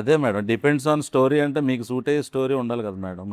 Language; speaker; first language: Telugu; native; Telugu